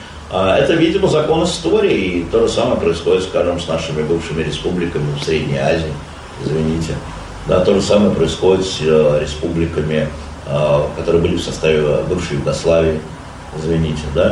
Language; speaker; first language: Russian; native; Russian